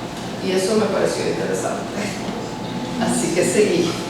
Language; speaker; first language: Spanish; early bilingual, heritage; Spanish